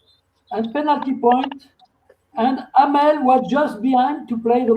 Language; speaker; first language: English; non-native, learner; French